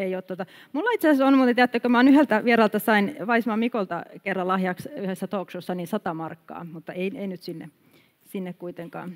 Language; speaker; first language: Finnish; native; Finnish